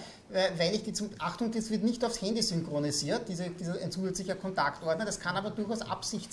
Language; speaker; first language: German; native; German